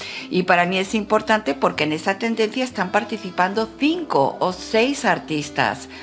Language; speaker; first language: Spanish; non-native, fluent; French